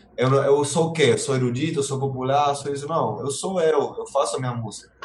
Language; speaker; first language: Portuguese; non-native, fluent; Spanish